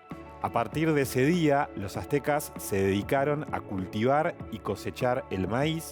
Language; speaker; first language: Spanish; native; Spanish